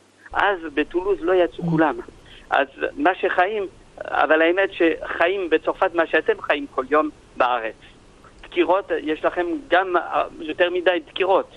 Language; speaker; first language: Hebrew; non-native, fluent; French